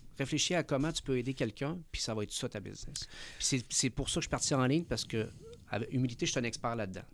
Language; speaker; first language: French; early bilingual, other home language; Spanish